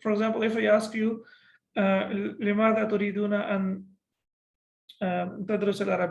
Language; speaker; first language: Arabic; non-native, fluent; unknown